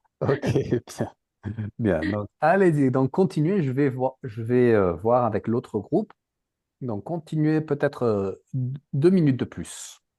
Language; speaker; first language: French; native; French